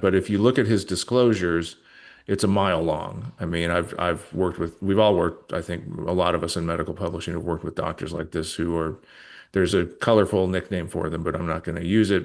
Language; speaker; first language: English; native; English